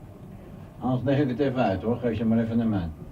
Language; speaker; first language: Dutch; native; Dutch